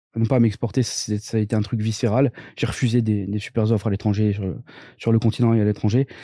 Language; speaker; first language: French; native; French